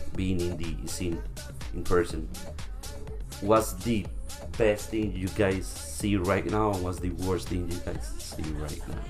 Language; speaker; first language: English; non-native, local second language; Spanish